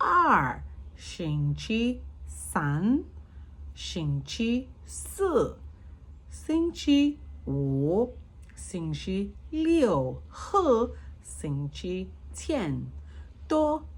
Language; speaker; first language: Chinese; non-native, learner; English